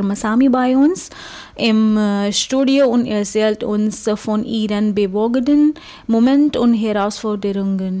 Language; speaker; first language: German; non-native, fluent; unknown